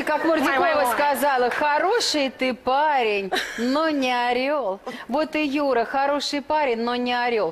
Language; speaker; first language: Russian; native; Russian